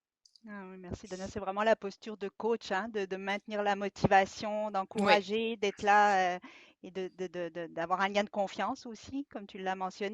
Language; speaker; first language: French; native; French